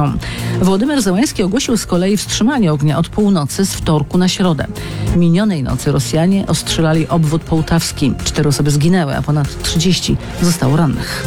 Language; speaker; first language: Polish; native; Polish